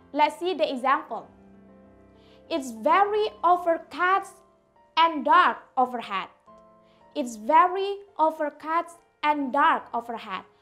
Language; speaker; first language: English; non-native, fluent; Indonesian